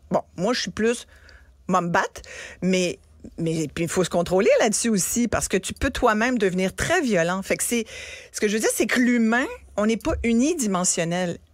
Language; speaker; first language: French; native; French